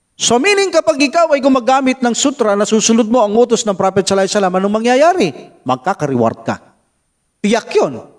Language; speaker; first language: Filipino; non-native, local second language; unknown